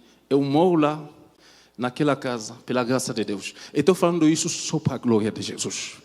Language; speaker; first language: Portuguese; non-native, fluent; French